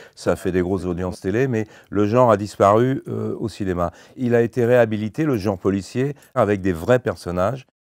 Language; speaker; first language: French; native; French